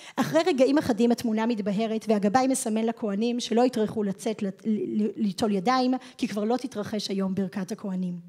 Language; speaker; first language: Hebrew; native; Hebrew